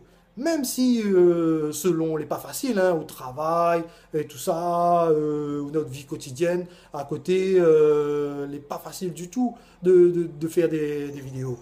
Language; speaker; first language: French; non-native, local second language; Réunion Creole French